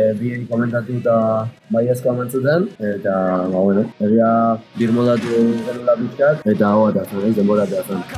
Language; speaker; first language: Basque; native; Basque